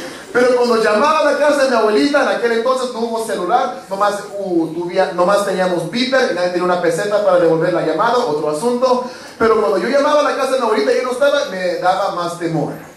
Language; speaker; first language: Spanish; early bilingual, heritage; Spanish